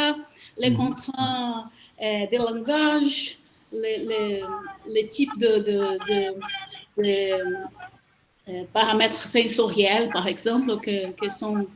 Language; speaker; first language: French; non-native, fluent; Portuguese